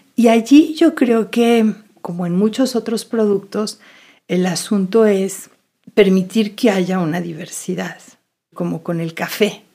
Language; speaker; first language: Spanish; native; Spanish